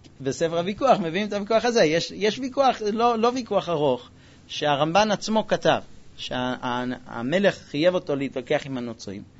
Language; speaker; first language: Hebrew; non-native, fluent; English